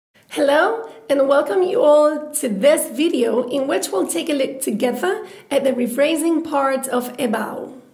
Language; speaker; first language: English; non-native, fluent; Spanish